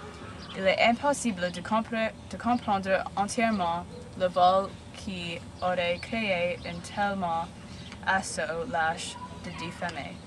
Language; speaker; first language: French; non-native, learner; English